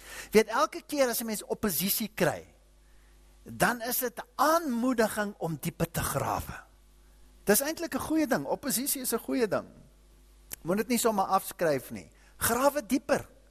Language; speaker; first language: Afrikaans; non-native, fluent; German